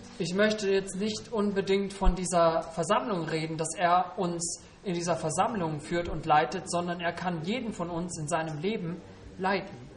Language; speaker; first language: German; native; German